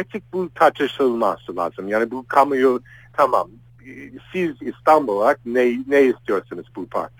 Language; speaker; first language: Turkish; non-native, fluent; English